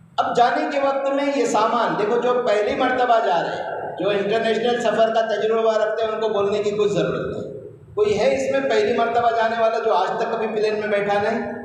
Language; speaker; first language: Urdu; non-native, local second language; Konkani